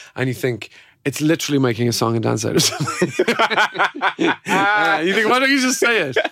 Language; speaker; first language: English; native; English